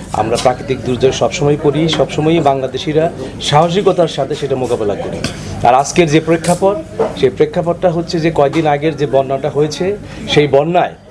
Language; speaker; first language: Bangla; native; Bangla